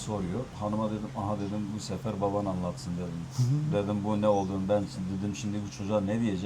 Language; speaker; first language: Turkish; native; Turkish